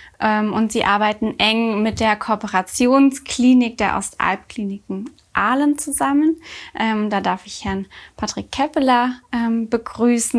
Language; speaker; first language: German; native; German